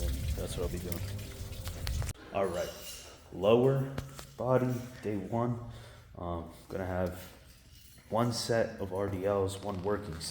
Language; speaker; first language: English; native; English